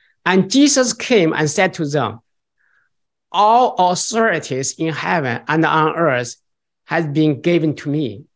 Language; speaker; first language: English; non-native, fluent; Chinese